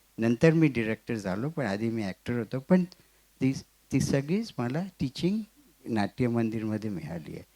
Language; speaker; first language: Marathi; non-native, local second language; Gujarati